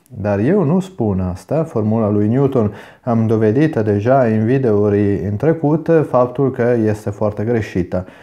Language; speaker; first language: Romanian; non-native, fluent; Italian